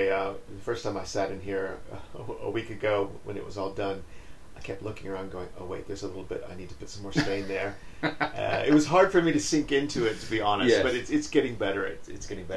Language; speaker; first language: English; native; English